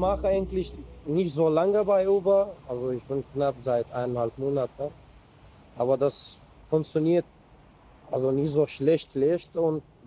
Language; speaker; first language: German; non-native, fluent; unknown